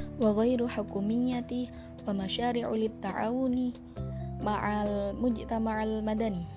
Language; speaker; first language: Arabic; non-native, learner; Indonesian